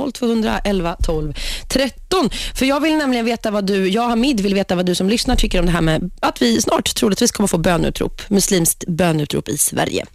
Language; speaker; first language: Swedish; native; Swedish